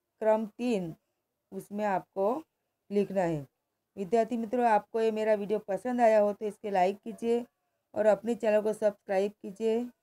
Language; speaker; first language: Hindi; non-native, local second language; Gujarati